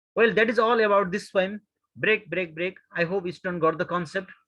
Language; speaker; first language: English; non-native, local second language; Nepali